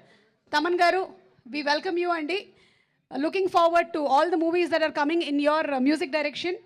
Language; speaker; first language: Telugu; native; Telugu